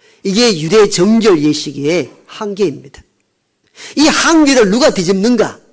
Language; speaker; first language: Korean; native; Korean